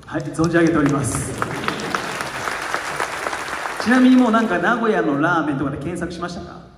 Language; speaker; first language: Japanese; native; Japanese